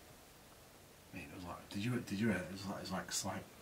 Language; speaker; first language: English; native; English